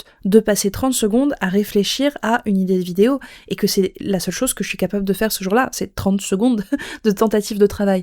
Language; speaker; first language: French; native; French